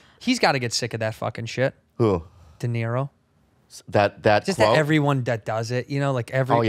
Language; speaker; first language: English; native; English